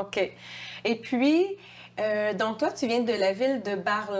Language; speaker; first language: French; native; French